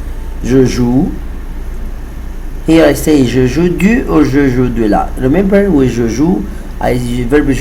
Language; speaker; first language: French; non-native, fluent; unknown